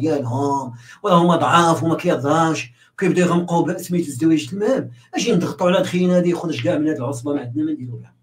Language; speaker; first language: Arabic; native; Arabic